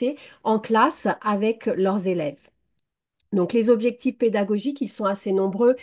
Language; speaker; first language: French; native; French